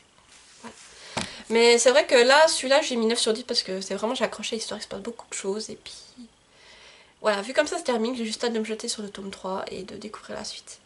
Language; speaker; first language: French; native; French